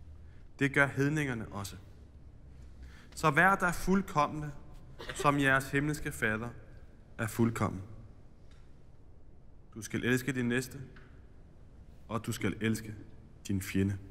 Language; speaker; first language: Danish; native; Danish